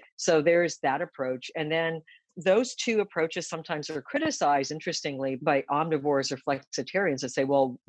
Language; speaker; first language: English; early bilingual, other home language; Japanese